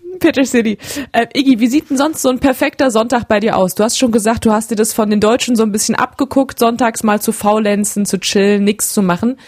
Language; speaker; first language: German; native; German